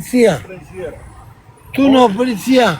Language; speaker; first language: Italian; non-native, learner; Albanian